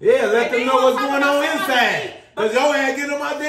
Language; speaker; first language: English; native; English